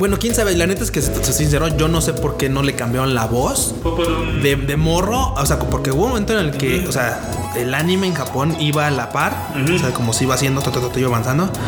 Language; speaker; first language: Spanish; native; Spanish